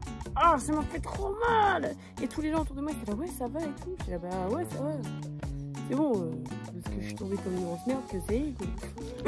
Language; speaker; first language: French; native; French